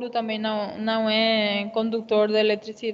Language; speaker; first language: Portuguese; non-native, fluent; Spanish